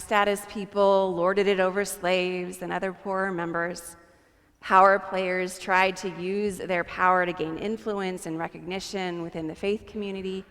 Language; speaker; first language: English; native; English